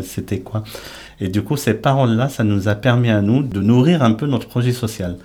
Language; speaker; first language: French; native; French